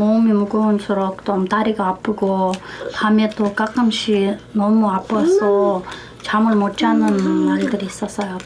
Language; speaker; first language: Korean; non-native, learner; Kyrgyz